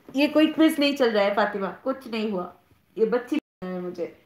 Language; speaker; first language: Hindi; non-native, local second language; Bangla